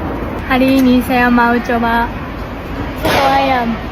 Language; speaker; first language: Indonesian; non-native, learner; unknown